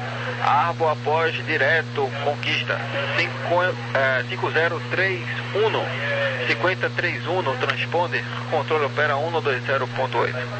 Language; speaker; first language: Portuguese; native; Portuguese